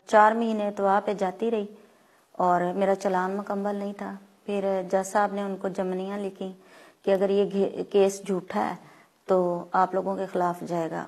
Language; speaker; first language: Urdu; non-native, local second language; Punjabi